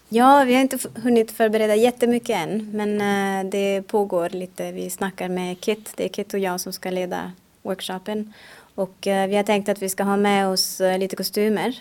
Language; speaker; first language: Swedish; non-native, fluent; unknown